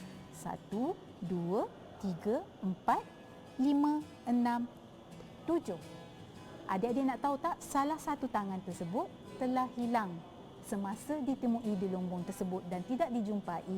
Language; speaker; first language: Malay; native; Malay